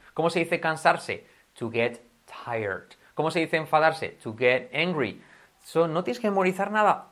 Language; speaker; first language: Spanish; native; Spanish